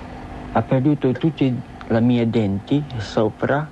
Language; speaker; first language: Italian; non-native, learner; English